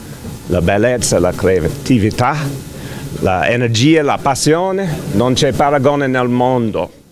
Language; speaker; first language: Italian; non-native, fluent; English